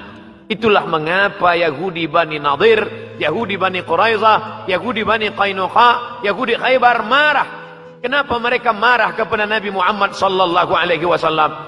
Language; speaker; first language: Malay; native; Malay